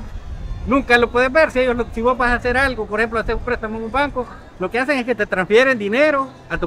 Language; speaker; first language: Spanish; native; Spanish